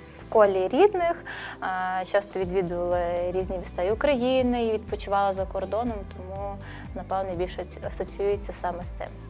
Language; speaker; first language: Ukrainian; native; Ukrainian